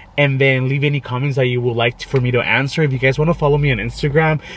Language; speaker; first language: English; native; English